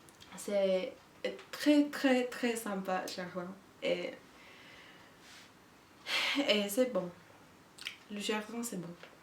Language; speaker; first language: French; non-native, learner; Turkish